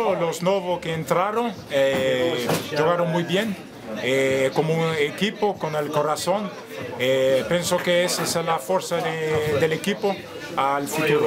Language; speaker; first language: Spanish; non-native, fluent; Portuguese